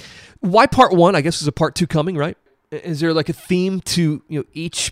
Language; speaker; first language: English; native; English